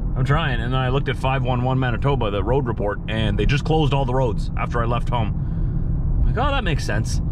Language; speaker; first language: English; native; English